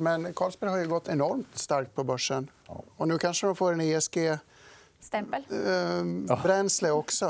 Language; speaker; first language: Swedish; native; Swedish